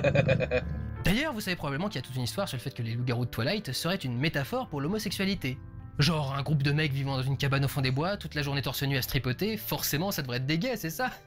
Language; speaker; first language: French; native; French